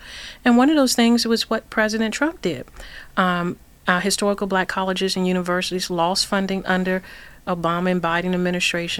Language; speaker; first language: English; native; English